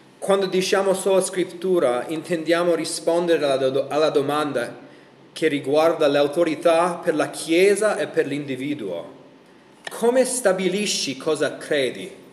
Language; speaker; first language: Italian; non-native, fluent; English